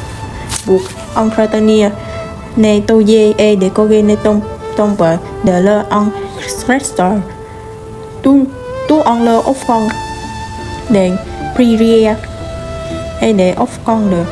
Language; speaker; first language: French; non-native, learner; Vietnamese